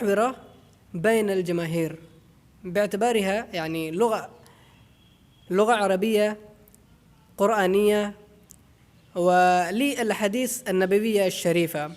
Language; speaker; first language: Arabic; non-native, fluent; Urdu